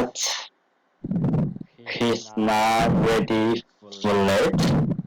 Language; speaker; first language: English; non-native, learner; Chinese